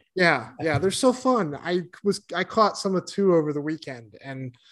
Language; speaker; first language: English; native; English